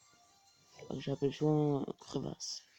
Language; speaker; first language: French; native; French